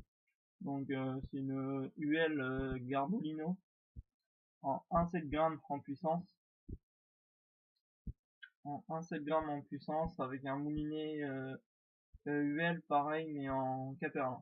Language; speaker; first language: French; native; French